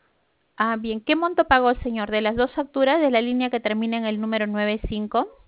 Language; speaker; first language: Spanish; native; Spanish